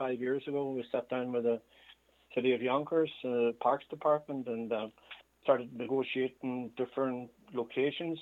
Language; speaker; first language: English; native; English